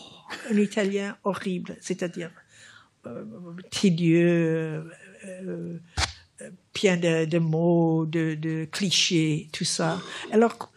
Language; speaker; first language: French; non-native, fluent; English